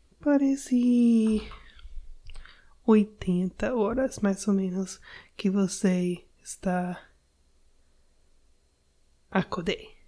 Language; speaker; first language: Portuguese; non-native, learner; English